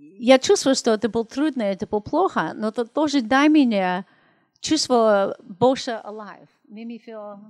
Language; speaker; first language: Russian; non-native, learner; English